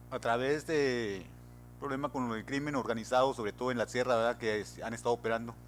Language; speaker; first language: Spanish; native; Spanish